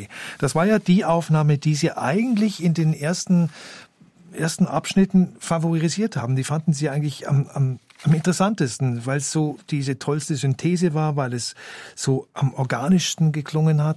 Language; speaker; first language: German; native; German